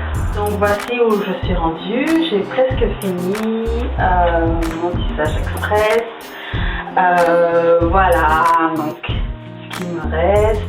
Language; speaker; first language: French; native; French